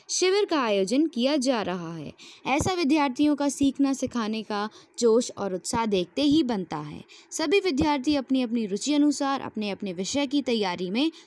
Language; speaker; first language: Hindi; native; Hindi